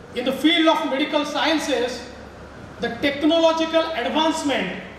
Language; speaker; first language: English; non-native, local second language; Marathi